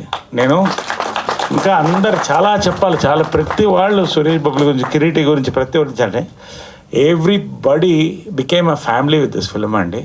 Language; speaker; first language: Telugu; native; Telugu